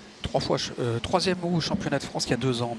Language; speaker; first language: French; native; French